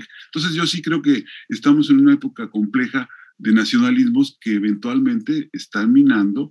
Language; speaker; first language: Spanish; native; Spanish